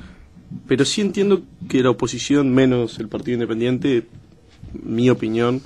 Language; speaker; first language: Spanish; native; Spanish